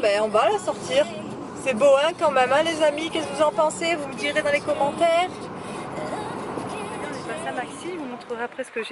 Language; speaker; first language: French; native; French